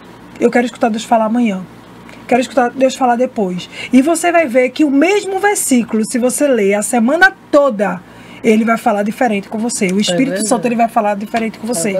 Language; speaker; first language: Portuguese; native; Portuguese